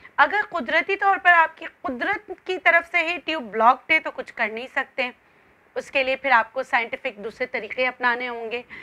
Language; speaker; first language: Urdu; non-native, local second language; Khowar